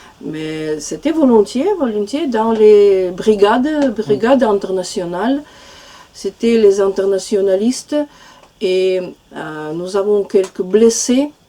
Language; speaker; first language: French; non-native, fluent; Russian